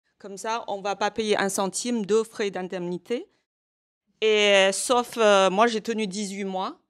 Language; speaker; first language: French; non-native, fluent; Chinese